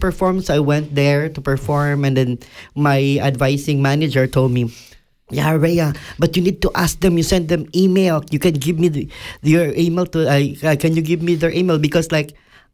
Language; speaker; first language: English; non-native, local second language; Cebuano